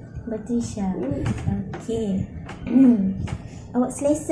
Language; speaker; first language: Malay; native; Malay